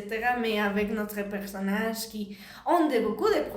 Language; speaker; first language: French; non-native, learner; Spanish